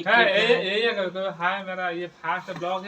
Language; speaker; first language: Hindi; non-native, learner; Odia